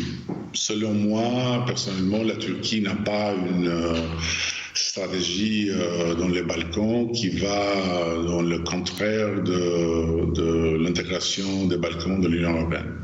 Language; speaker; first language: French; non-native, fluent; Albanian